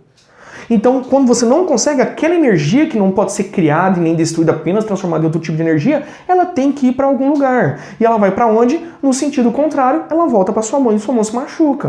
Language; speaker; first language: Portuguese; native; Portuguese